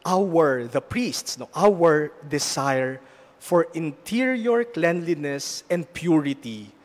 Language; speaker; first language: English; non-native, local second language; Filipino